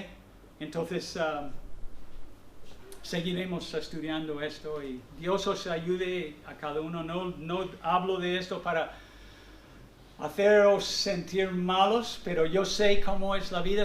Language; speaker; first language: Spanish; non-native, fluent; English